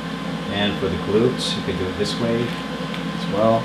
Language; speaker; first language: English; native; English